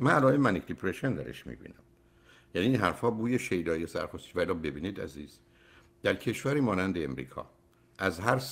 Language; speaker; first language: Persian; native; Persian